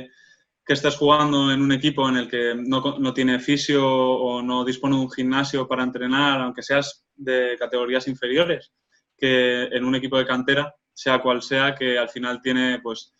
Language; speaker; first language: Spanish; non-native, local second language; Catalan